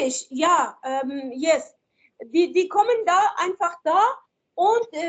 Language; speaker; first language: German; non-native, learner; Persian